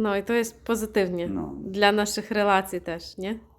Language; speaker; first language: Polish; non-native, learner; Ukrainian